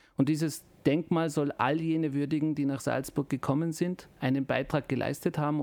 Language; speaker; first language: German; early bilingual, other home language; Turkish